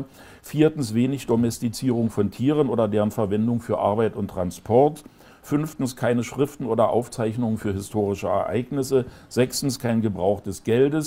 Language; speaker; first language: German; native; German